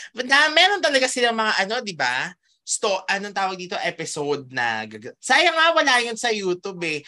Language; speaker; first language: Filipino; native; Filipino